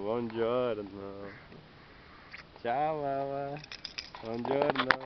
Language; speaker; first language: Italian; non-native, learner; Portuguese